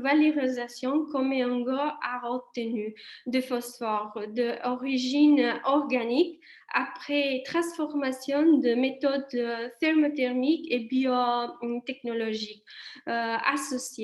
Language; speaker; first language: French; non-native, fluent; Italian